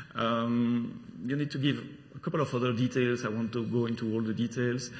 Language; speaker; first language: English; non-native, fluent; French